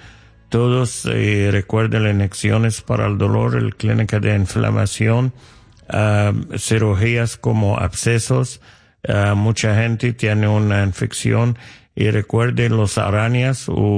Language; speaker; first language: Spanish; non-native, learner; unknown